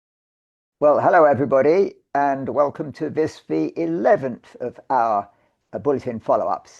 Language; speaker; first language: English; native; English